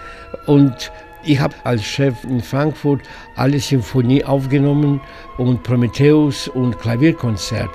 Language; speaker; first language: German; non-native, learner; Russian